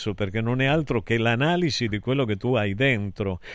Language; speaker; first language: Italian; native; Italian